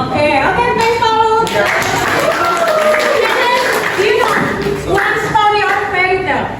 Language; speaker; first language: English; non-native, fluent; Indonesian